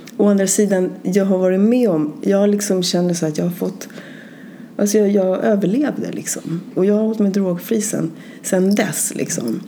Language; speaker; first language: Swedish; early bilingual, other home language; Spanish